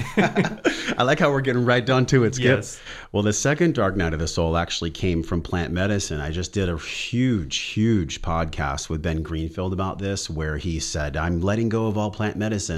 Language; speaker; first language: English; native; English